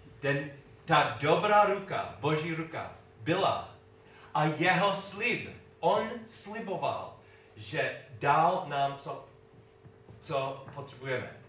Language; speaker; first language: Czech; non-native, learner; English